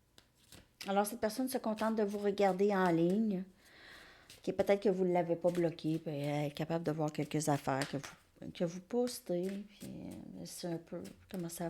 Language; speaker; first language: French; native; French